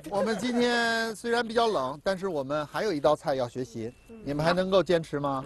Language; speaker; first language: Chinese; native; Chinese